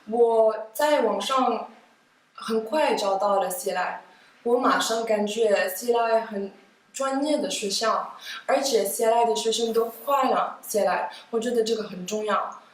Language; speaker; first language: Chinese; non-native, fluent; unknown